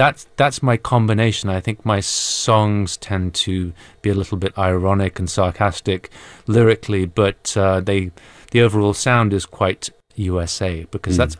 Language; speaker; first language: English; native; English